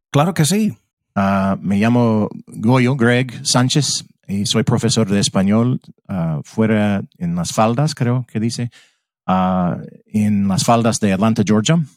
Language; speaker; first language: Spanish; non-native, fluent; English